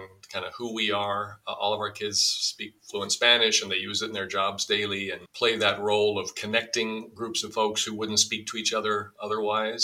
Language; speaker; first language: English; native; English